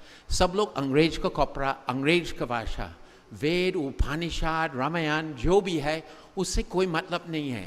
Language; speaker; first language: Hindi; non-native, fluent; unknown